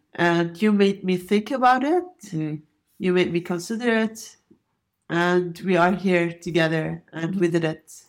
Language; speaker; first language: English; non-native, fluent; Arabic